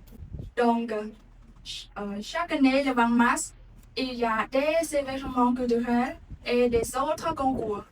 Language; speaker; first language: French; non-native, learner; Khmer